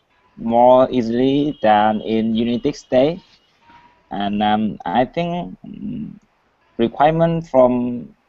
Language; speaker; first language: English; non-native, learner; Vietnamese